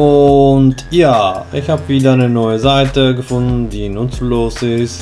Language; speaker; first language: German; non-native, fluent; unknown